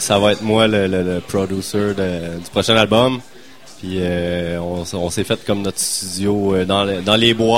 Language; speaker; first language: French; native; French